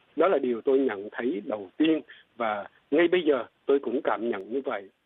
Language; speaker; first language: Vietnamese; non-native, local second language; Eastern Cham